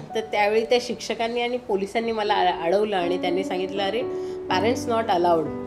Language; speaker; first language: Marathi; non-native, local second language; Kannada